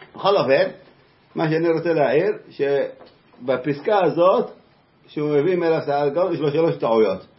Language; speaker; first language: Hebrew; native; Hebrew